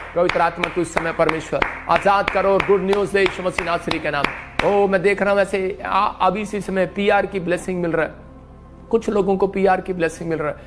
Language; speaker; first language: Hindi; non-native, local second language; Punjabi